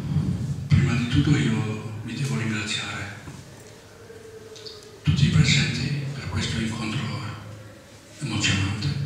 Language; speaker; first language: Italian; non-native, fluent; Albanian